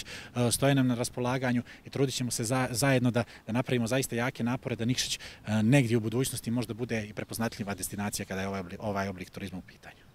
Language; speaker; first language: Croatian; native; Croatian